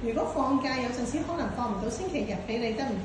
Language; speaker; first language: Cantonese; native; Cantonese